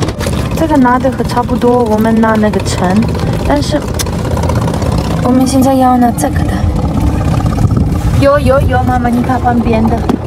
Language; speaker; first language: Chinese; non-native, learner; Ukrainian